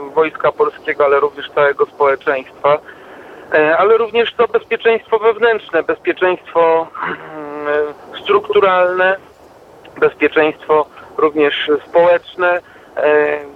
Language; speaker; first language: Polish; native; Polish